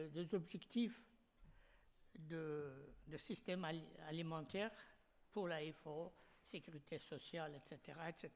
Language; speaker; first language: French; non-native, fluent; Persian